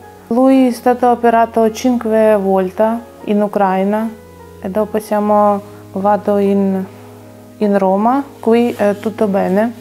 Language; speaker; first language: Italian; non-native, learner; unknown